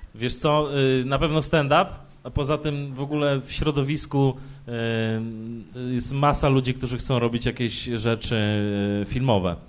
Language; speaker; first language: Polish; native; Polish